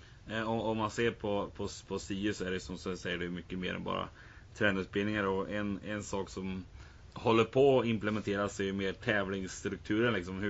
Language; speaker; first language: Swedish; native; Swedish